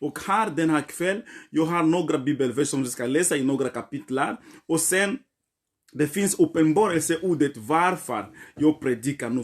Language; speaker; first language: Swedish; non-native, fluent; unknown